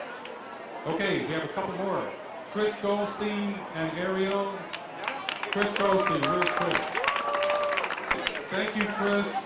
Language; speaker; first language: English; native; English